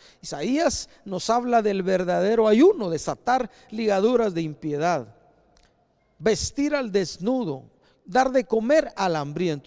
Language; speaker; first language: Spanish; native; Spanish